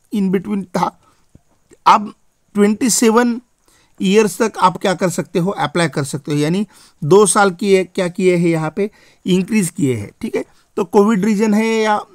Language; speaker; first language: Hindi; non-native, local second language; Marathi